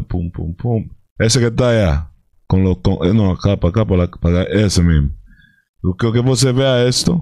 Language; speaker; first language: Portuguese; non-native, fluent; Spanish